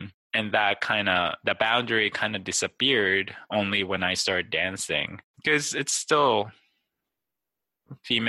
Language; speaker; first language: English; non-native, fluent; Japanese